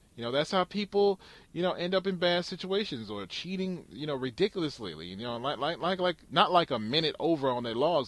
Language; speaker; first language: English; native; English